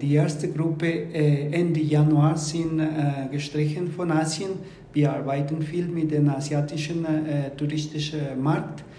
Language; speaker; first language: German; non-native, fluent; Spanish